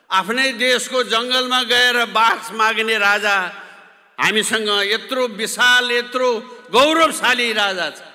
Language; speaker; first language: Nepali; native; Nepali